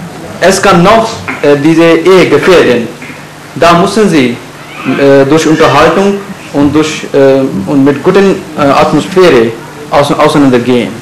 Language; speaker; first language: German; non-native, fluent; Urdu